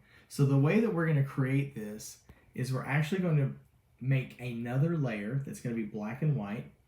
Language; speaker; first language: English; native; English